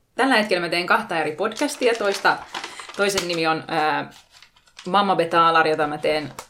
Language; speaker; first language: Finnish; non-native, local second language; Tatar